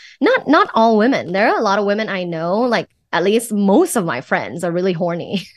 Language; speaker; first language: English; non-native, fluent; Thai